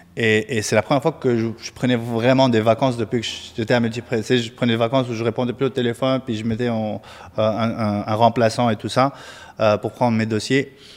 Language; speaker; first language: French; non-native, local second language; Arabic